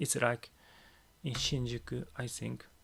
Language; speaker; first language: English; non-native, learner; Japanese